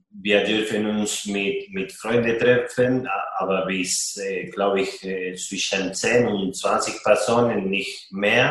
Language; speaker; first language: German; non-native, fluent; Spanish